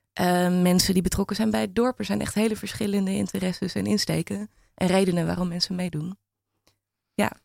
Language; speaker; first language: Dutch; native; Dutch